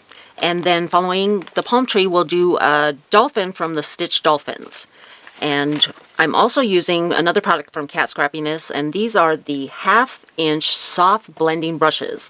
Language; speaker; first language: English; native; English